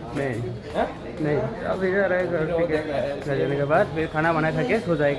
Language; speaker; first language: Hindi; non-native, local second language; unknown